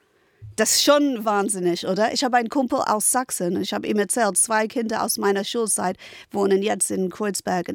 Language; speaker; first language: German; non-native, fluent; English